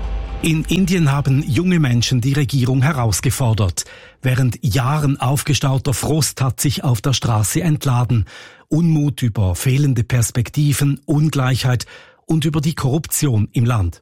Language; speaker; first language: German; native; German